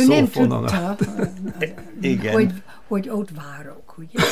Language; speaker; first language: Hungarian; non-native, fluent; English